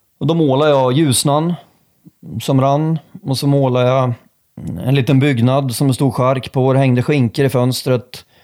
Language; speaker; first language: Swedish; native; Swedish